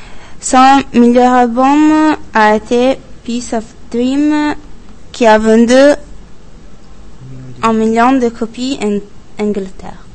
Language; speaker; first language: French; non-native, learner; Italian